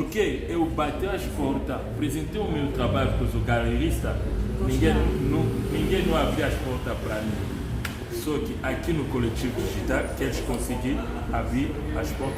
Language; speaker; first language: Portuguese; non-native, learner; Luba-Lulua